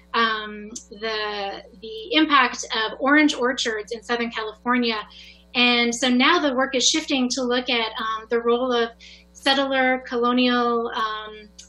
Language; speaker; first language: English; native; English